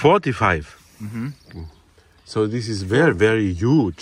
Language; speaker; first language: English; non-native, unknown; German